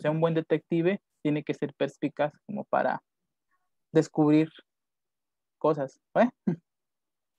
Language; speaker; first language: Spanish; native; Spanish